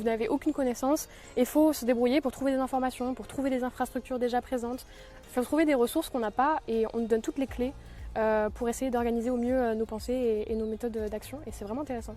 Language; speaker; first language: French; native; French